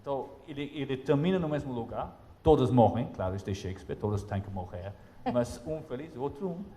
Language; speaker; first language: Portuguese; non-native, fluent; English